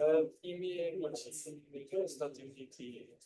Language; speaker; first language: Italian; non-native, learner; English